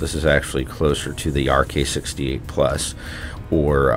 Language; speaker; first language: English; native; English